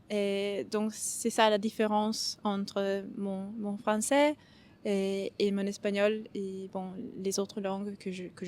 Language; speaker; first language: French; non-native, fluent; Italian